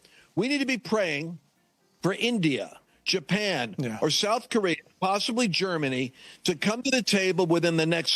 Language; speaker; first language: English; native; English